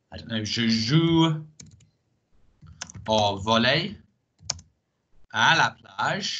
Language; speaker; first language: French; non-native, fluent; English